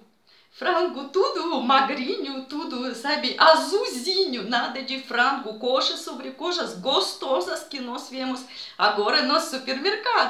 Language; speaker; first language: Portuguese; non-native, fluent; Russian